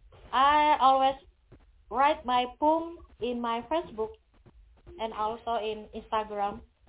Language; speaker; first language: English; non-native, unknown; Indonesian